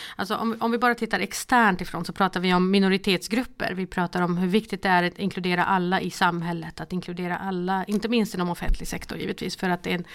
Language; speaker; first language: Swedish; early bilingual, other home language; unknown